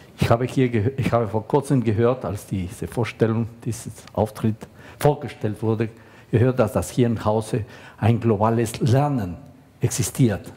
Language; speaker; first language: German; non-native, fluent; Spanish